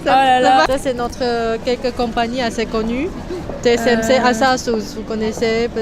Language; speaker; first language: French; non-native, learner; Chinese